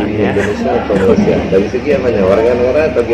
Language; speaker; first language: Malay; non-native, local second language; Achinese